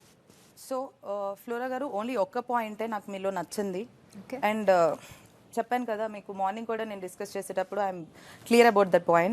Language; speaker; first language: Telugu; native; Telugu